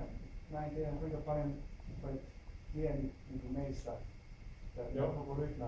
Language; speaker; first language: Finnish; non-native, learner; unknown